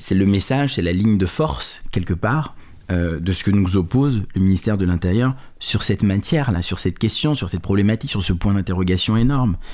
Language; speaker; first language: French; native; French